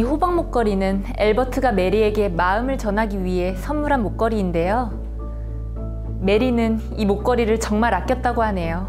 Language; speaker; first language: Korean; native; Korean